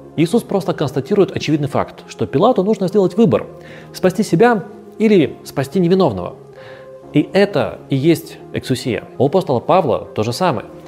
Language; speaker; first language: Russian; native; Russian